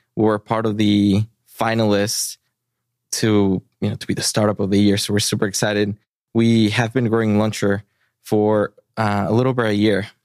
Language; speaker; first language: English; early bilingual, other home language; Spanish